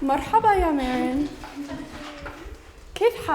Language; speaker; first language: Arabic; non-native, fluent; English